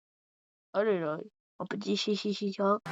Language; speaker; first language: French; native; French